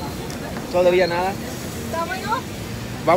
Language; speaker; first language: Spanish; non-native, fluent; English